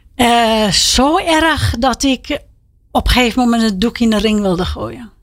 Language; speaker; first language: Dutch; non-native, fluent; Persian